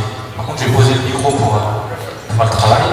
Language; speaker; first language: French; native; French